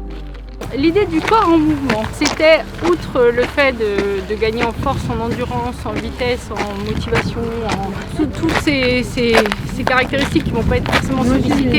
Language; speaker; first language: French; native; French